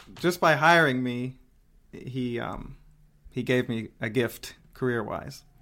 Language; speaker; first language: English; native; English